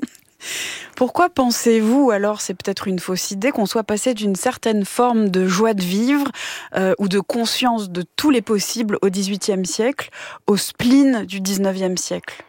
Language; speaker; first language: French; native; French